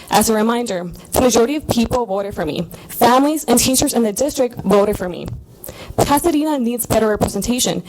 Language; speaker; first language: English; early bilingual, other home language; Spanish